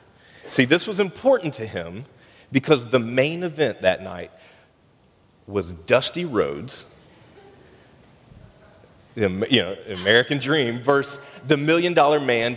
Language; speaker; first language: English; native; English